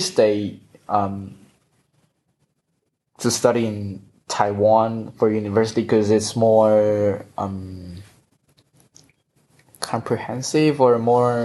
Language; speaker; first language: English; non-native, fluent; Chinese